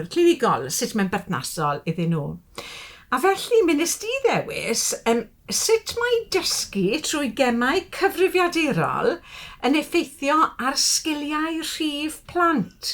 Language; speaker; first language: Welsh; native; Welsh